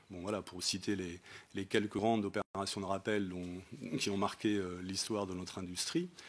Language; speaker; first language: French; native; French